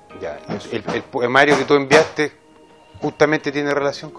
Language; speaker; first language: Spanish; native; Spanish